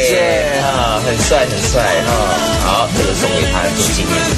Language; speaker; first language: Chinese; native; Chinese